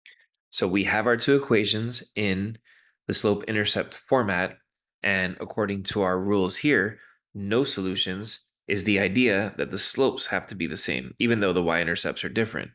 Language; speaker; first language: English; native; English